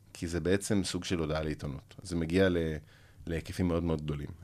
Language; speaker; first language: Hebrew; early bilingual, other home language; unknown